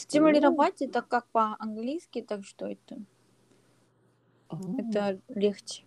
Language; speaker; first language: Russian; non-native, learner; Korean